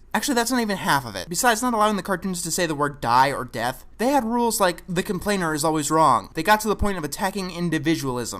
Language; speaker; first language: English; native; English